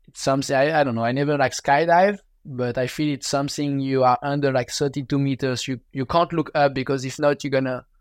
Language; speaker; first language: English; non-native, learner; French